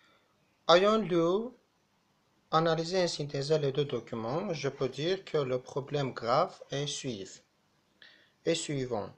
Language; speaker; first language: French; non-native, fluent; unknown